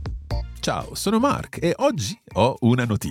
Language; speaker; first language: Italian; non-native, fluent; English